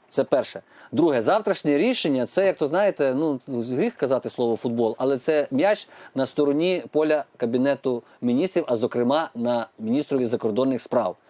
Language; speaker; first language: Ukrainian; native; Ukrainian